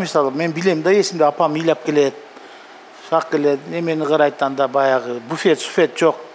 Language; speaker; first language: Kyrgyz; non-native, local second language; Russian